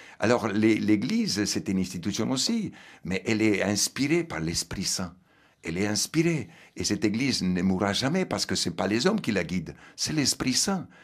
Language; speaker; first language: French; non-native, fluent; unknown